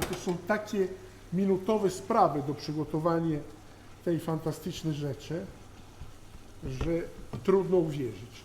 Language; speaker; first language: Polish; non-native, learner; Italian